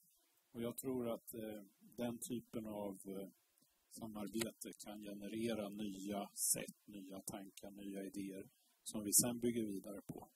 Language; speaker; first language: Swedish; native; Swedish